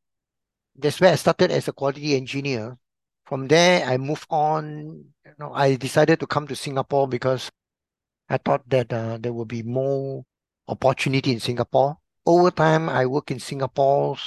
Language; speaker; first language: English; non-native, local second language; Min Nan Chinese